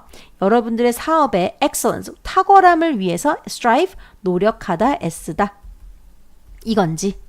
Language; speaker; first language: Korean; native; Korean